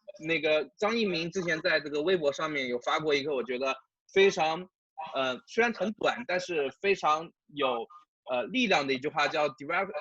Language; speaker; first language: Chinese; native; Chinese